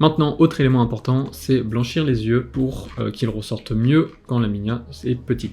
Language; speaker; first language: French; native; French